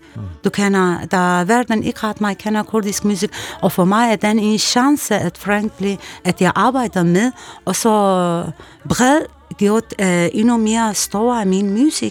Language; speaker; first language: Danish; non-native, learner; Kurdish